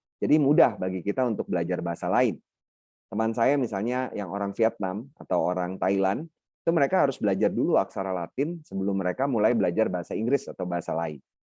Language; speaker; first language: Indonesian; non-native, local second language; Minangkabau